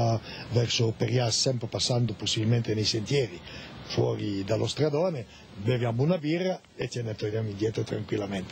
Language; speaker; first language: Italian; native; Italian